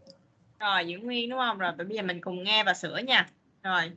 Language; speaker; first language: Vietnamese; native; Vietnamese